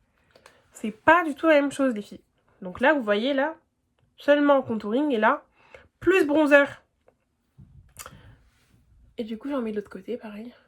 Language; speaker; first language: French; native; French